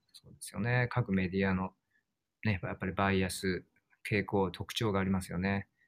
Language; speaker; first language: Japanese; native; Japanese